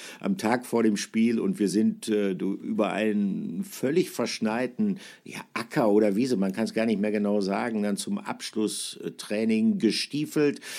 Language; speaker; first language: German; native; German